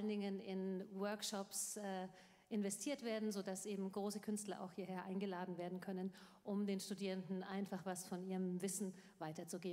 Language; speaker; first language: German; native; German